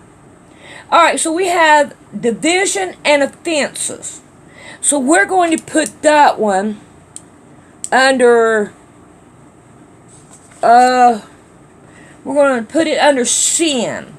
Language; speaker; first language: English; native; English